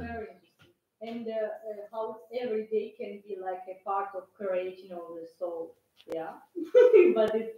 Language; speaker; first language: English; non-native, learner; Russian